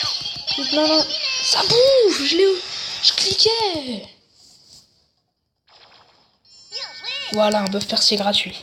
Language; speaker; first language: French; native; French